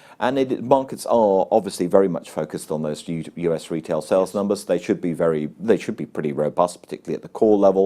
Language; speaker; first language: English; native; English